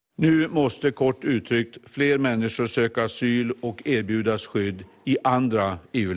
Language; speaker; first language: Swedish; native; Swedish